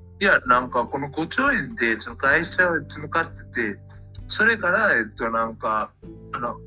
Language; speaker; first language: Japanese; non-native, learner; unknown